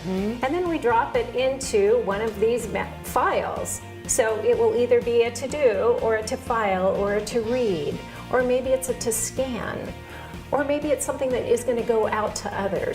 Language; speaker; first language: English; native; English